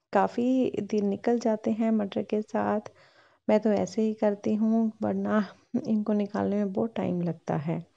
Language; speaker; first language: Hindi; non-native, local second language; Punjabi